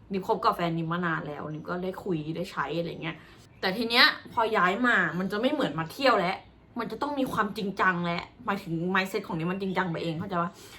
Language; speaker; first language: Thai; native; Thai